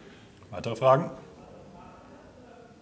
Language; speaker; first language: German; native; German